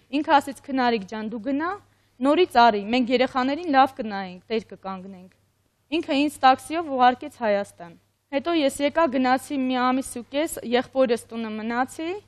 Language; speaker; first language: Armenian; native; Armenian